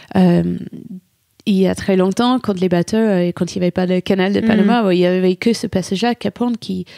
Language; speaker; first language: French; non-native, fluent; English